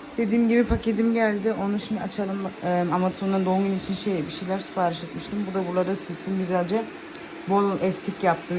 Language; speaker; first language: Turkish; early bilingual, heritage; Turkish